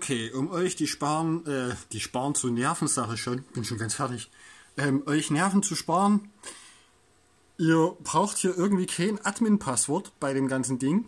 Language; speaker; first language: German; native; German